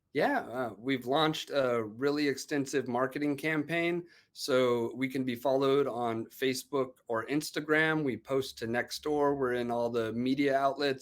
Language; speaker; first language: English; native; English